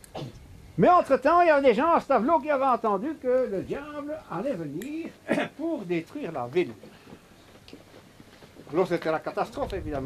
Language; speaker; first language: French; native; French